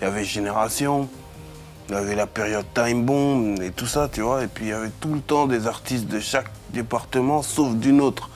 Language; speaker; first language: French; native; French